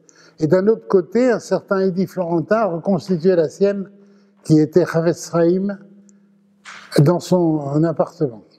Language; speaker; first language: French; early bilingual, other home language; Ladino